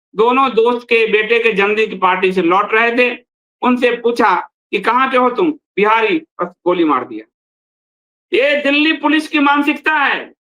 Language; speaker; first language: Hindi; native; Hindi